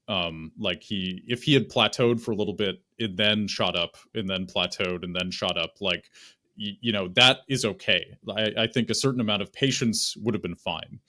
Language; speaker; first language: English; native; English